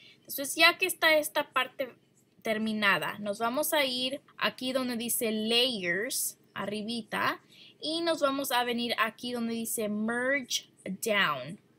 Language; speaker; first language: Spanish; early bilingual, heritage; Spanish